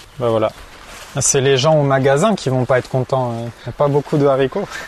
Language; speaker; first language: French; native; French